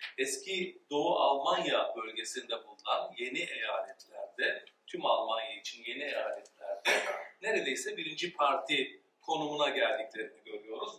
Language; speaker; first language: Turkish; early bilingual, heritage; Turkish